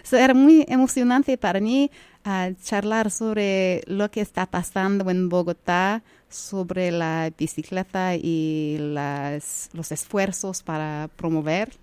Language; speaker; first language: Spanish; non-native, fluent; English